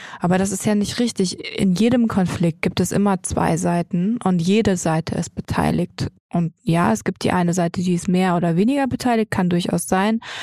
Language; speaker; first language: German; native; German